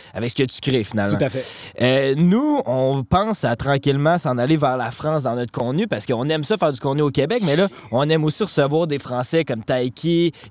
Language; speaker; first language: French; native; French